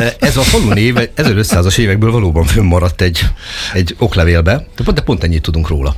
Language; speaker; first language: Hungarian; native; Hungarian